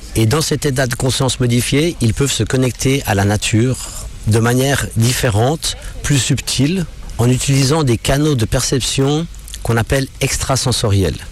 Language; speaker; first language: French; non-native, local second language; English